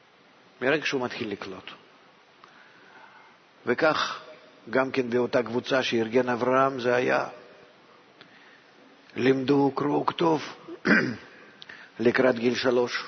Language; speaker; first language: Hebrew; non-native, fluent; Russian